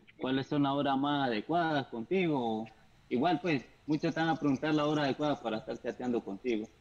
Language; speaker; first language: Spanish; native; Spanish